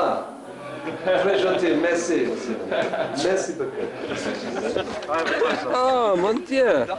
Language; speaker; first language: French; non-native, learner; English